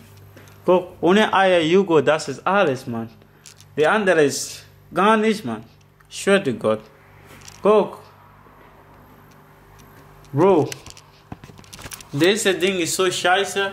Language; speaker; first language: German; non-native, learner; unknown